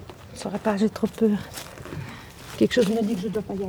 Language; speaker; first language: French; early bilingual, other home language; Italian